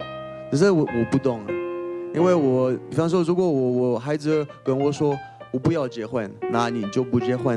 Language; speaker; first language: Chinese; non-native, fluent; French